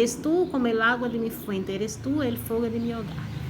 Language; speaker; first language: Spanish; non-native, fluent; Portuguese